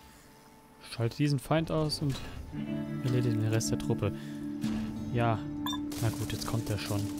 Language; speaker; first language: German; native; German